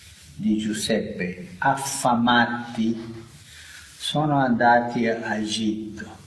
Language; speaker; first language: Italian; non-native, fluent; Spanish